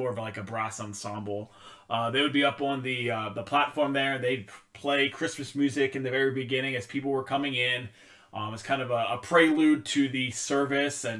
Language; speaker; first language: English; native; English